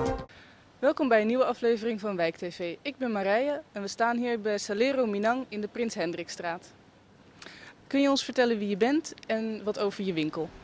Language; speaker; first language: Dutch; native; Dutch